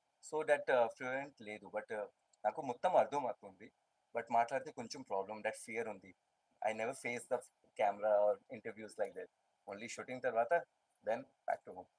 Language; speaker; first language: Telugu; non-native, learner; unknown